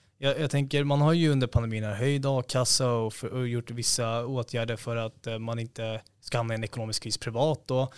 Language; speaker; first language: Swedish; native; Swedish